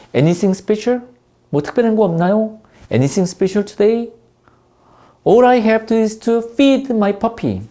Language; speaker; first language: English; non-native, fluent; Korean